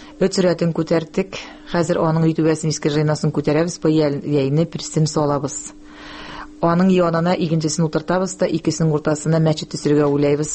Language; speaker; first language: Tatar; native; Tatar